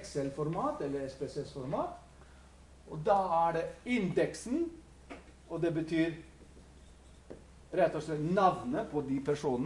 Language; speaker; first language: Norwegian; non-native, fluent; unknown